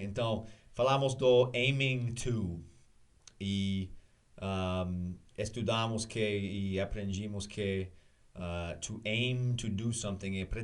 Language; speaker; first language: Portuguese; non-native, learner; English